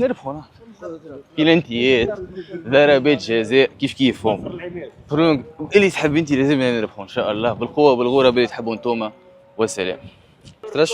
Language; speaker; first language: Arabic; native; Arabic